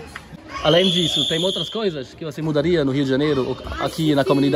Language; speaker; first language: Portuguese; non-native, learner; German